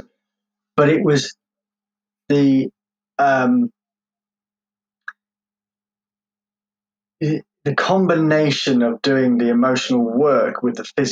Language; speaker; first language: English; native; English